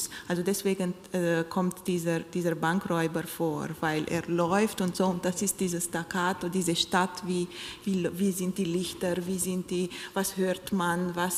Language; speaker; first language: German; non-native, fluent; Romanian